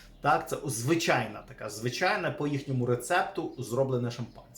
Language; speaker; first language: Ukrainian; native; Ukrainian